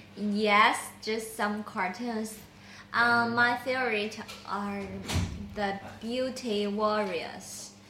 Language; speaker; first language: English; non-native, learner; Chinese